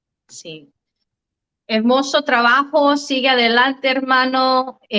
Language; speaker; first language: Spanish; early bilingual, heritage; Spanish